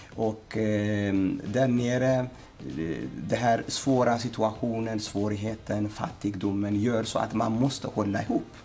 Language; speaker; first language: Swedish; non-native, fluent; Amharic